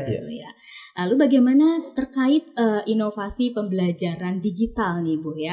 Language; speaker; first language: Indonesian; native; Indonesian